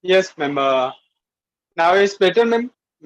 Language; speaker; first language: English; non-native, learner; Hindi